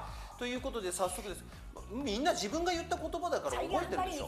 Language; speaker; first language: Japanese; native; Japanese